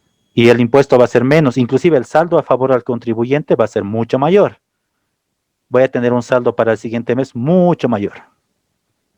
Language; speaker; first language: Spanish; native; Spanish